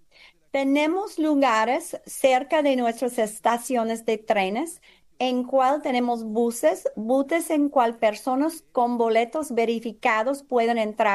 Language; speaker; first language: Spanish; non-native, fluent; English